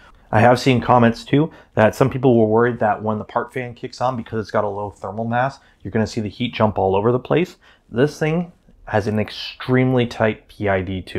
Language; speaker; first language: English; native; English